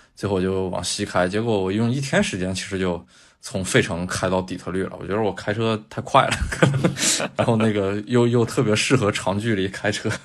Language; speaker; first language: Chinese; native; Chinese